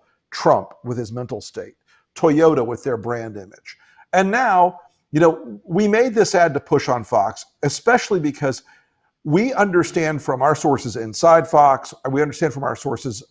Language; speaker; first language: English; native; English